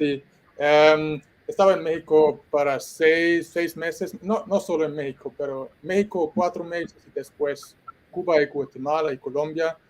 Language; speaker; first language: Spanish; non-native, learner; German